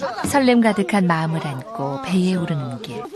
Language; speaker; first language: Korean; native; Korean